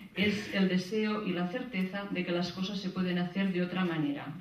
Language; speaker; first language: Spanish; non-native, local second language; Catalan